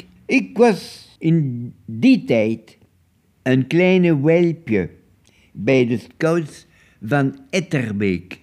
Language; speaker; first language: Dutch; non-native, local second language; French